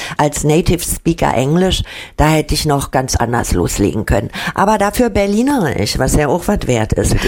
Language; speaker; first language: German; native; German